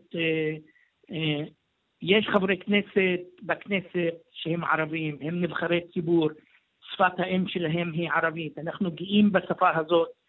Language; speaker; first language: Hebrew; non-native, local second language; Arabic